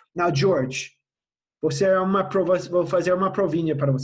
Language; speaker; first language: Portuguese; non-native, fluent; English